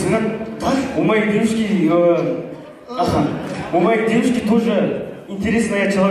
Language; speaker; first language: Russian; non-native, local second language; Kazakh